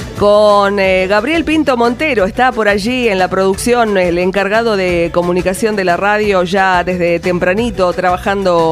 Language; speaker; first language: Spanish; native; Spanish